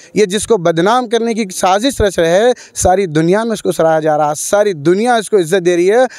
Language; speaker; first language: Hindi; non-native, local second language; Urdu